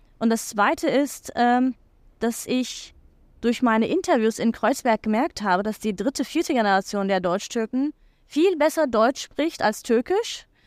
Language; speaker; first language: German; non-native, fluent; Turkish